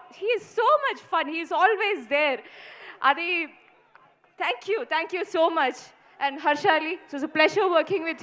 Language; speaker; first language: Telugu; non-native, local second language; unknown